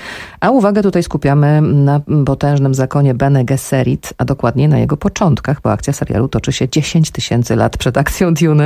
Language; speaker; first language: Polish; native; Polish